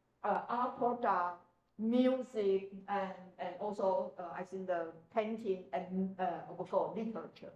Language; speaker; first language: English; non-native, fluent; Chinese